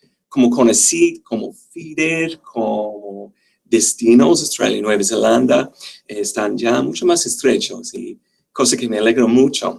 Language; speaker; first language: Spanish; non-native, fluent; English